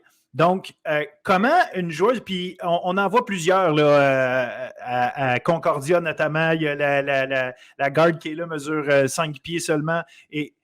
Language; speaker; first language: French; native; French